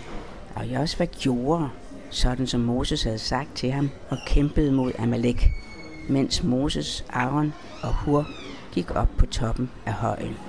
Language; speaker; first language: Danish; native; Danish